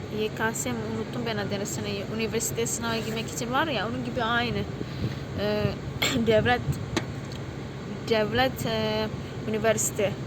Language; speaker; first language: Turkish; non-native, learner; Indonesian